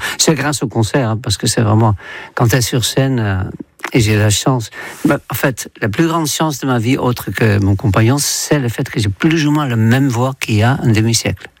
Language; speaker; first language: French; non-native, fluent; Dutch